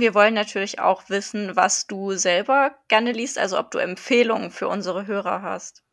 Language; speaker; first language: German; native; German